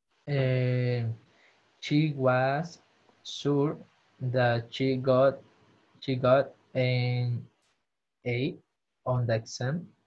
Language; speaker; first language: English; non-native, learner; Spanish